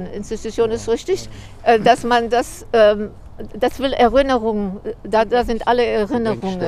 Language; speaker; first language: German; early bilingual, heritage; German